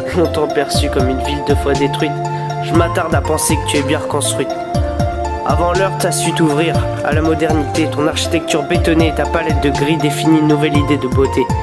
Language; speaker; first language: French; native; French